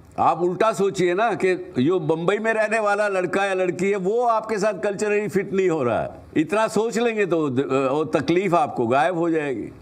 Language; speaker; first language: Hindi; native; Hindi